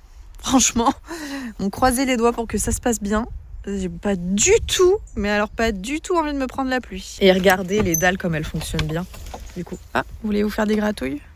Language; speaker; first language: French; native; French